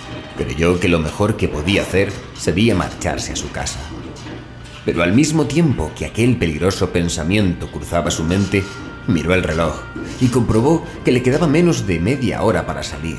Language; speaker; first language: Spanish; native; Spanish